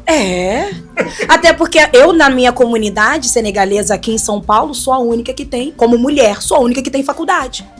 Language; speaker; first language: Portuguese; non-native, fluent; Wolof